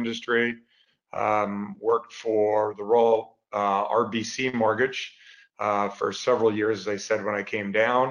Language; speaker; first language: English; native; English